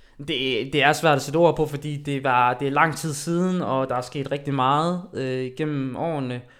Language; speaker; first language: Danish; early bilingual, other home language; Haitian Creole